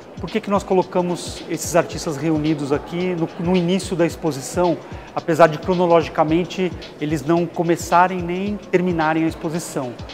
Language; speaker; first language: Portuguese; native; Portuguese